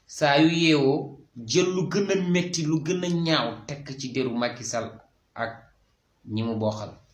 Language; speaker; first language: Wolof; non-native, local second language; Fula